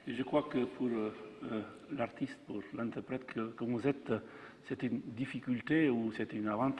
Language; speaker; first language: French; non-native, fluent; Macedonian